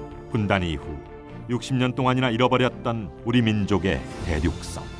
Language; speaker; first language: Korean; native; Korean